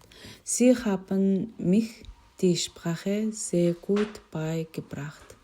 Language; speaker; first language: German; non-native, learner; Mongolian